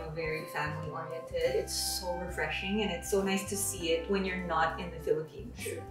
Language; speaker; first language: English; non-native, local second language; Filipino